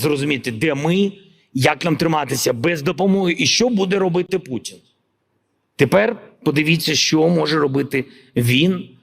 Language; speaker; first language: Ukrainian; non-native, local second language; Russian